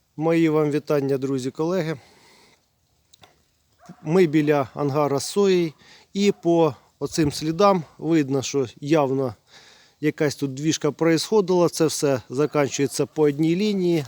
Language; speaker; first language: Ukrainian; native; Ukrainian